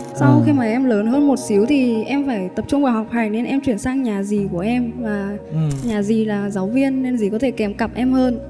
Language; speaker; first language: Vietnamese; native; Vietnamese